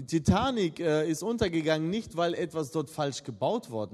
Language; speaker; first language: German; non-native, fluent; Russian